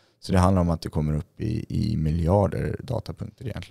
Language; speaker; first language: Swedish; native; Swedish